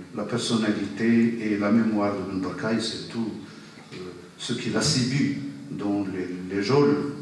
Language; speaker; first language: French; non-native, local second language; Arabic